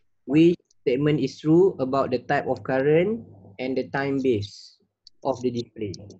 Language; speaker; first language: English; non-native, local second language; Malay